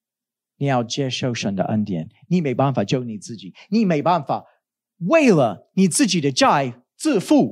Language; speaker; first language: Chinese; non-native, fluent; English